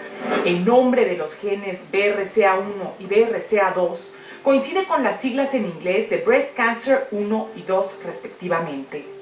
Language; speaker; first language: Spanish; native; Spanish